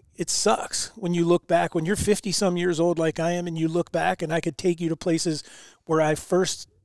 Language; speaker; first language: English; native; English